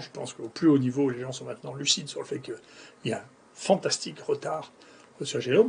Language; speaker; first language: French; native; French